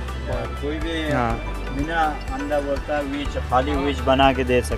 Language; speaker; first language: Hindi; non-native, learner; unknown